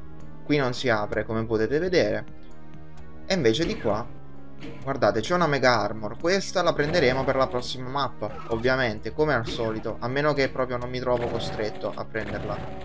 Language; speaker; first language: Italian; native; Italian